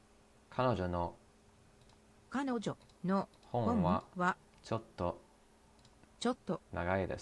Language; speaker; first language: Japanese; non-native, learner; English